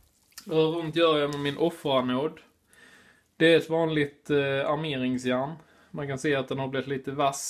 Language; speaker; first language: Swedish; native; Swedish